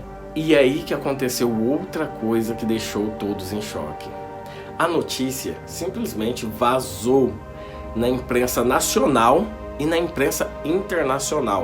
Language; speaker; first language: Portuguese; native; Portuguese